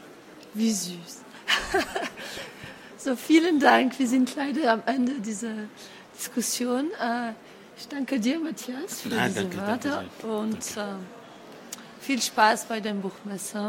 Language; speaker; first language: German; non-native, fluent; French